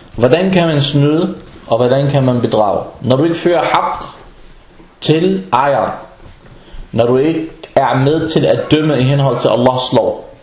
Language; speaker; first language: Danish; non-native, fluent; Arabic